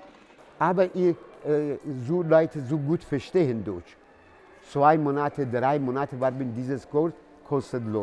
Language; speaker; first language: German; non-native, learner; Persian